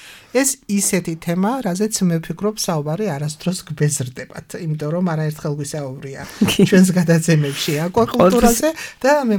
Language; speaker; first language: Georgian; native; Georgian